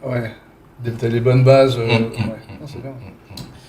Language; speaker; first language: French; native; French